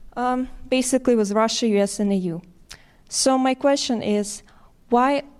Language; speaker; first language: English; non-native, fluent; Ukrainian